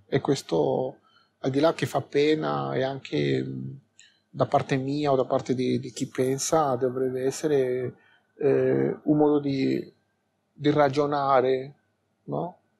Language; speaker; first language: Italian; non-native, fluent; Spanish